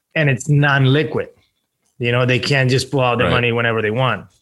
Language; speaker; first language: English; non-native, fluent; Spanish